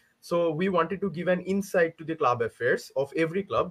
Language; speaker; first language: English; non-native, local second language; Bangla